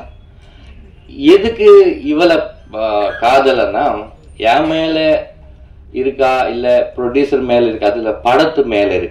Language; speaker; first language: Tamil; non-native, learner; Telugu